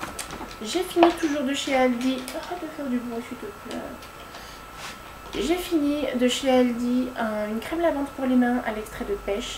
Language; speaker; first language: French; native; French